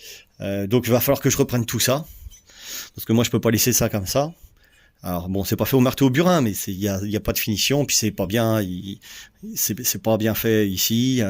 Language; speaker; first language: French; native; French